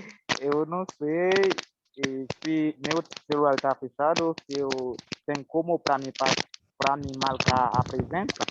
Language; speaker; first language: Portuguese; non-native, learner; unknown